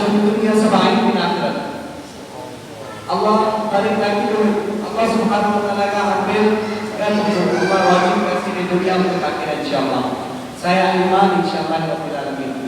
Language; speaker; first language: Indonesian; non-native, learner; Urdu